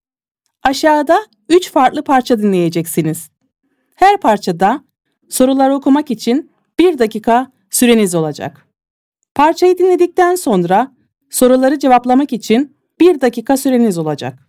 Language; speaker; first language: Turkish; native; Turkish